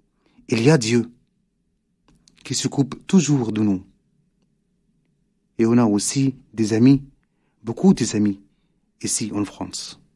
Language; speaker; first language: French; non-native, learner; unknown